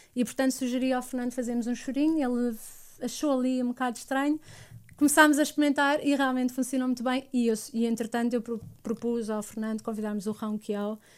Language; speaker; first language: Portuguese; native; Portuguese